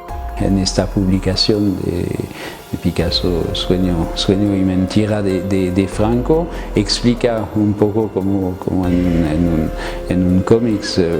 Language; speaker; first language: Spanish; non-native, fluent; French